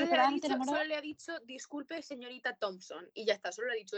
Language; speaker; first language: Spanish; native; Spanish